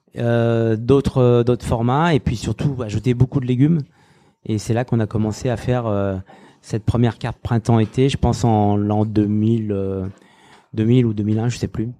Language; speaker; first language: French; native; French